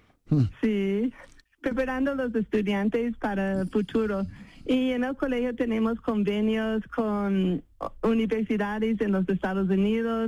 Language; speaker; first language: Spanish; non-native, fluent; English